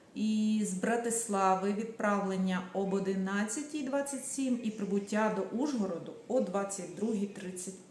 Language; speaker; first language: Ukrainian; native; Ukrainian